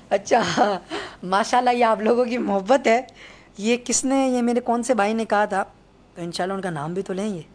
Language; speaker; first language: Urdu; native; Urdu